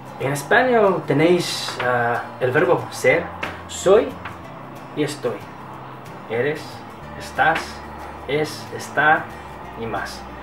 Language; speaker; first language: Spanish; non-native, learner; English